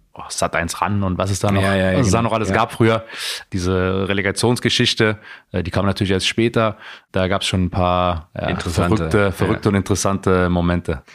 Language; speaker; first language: German; native; German